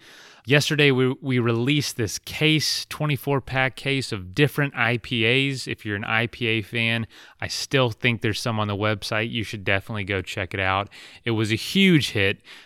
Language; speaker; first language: English; native; English